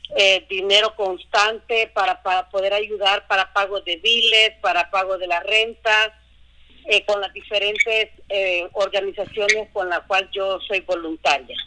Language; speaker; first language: Spanish; native; Spanish